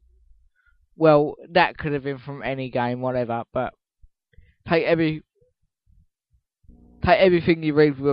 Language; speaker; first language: English; native; English